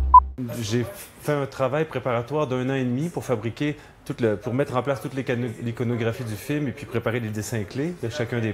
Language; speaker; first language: French; native; French